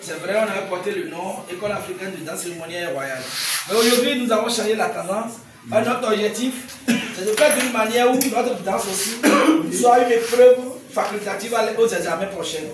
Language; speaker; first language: French; non-native, local second language; Fon